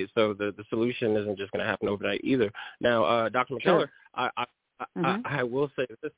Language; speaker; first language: English; early bilingual, other home language; Haitian Creole